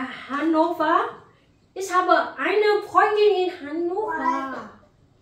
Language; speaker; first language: German; non-native, learner; Vietnamese